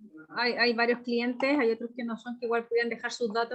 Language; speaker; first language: Spanish; native; Spanish